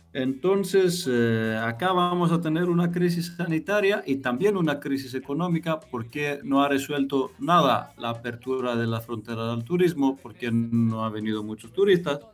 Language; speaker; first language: Spanish; non-native, fluent; Greek